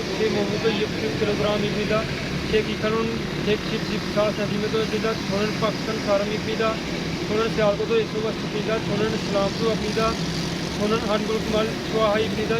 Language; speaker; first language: Korean; non-native, learner; Urdu